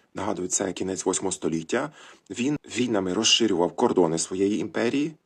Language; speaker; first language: Ukrainian; native; Ukrainian